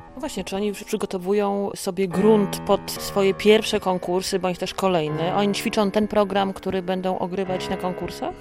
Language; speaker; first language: Polish; native; Polish